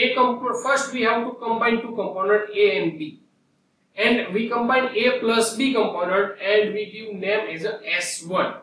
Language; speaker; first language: English; non-native, local second language; Gujarati